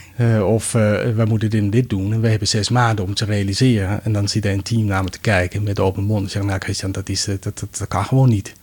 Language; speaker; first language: Dutch; non-native, fluent; Danish